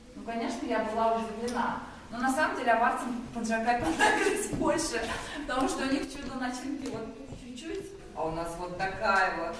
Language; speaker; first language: Russian; native; Russian